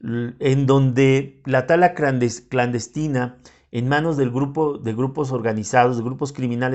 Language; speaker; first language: Spanish; native; Spanish